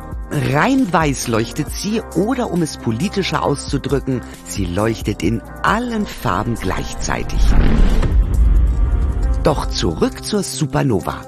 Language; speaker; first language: German; native; German